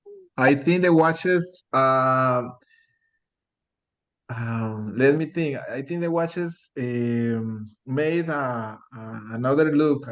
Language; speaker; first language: English; non-native, learner; Spanish